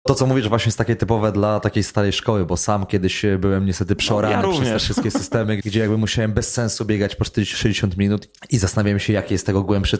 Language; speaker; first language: Polish; native; Polish